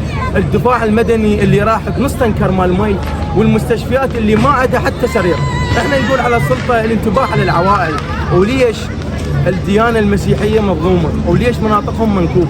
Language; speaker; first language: Arabic; native; Arabic